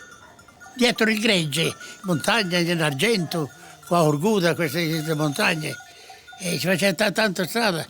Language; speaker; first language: Italian; non-native, local second language; Sardinian